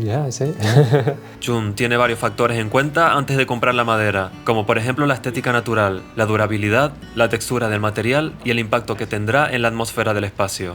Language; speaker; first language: Spanish; native; Spanish